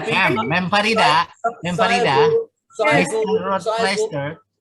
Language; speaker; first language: English; non-native, fluent; Indonesian